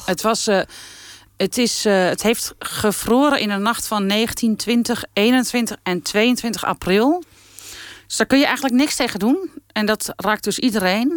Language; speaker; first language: Dutch; native; Dutch